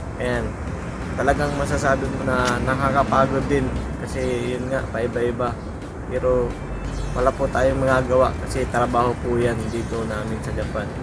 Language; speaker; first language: Filipino; native; Filipino